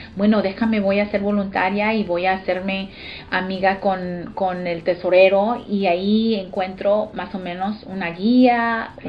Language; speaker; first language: Spanish; early bilingual, heritage; Spanish